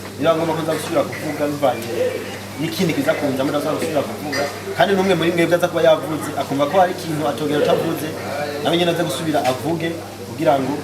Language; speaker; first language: Rundi; native; Rundi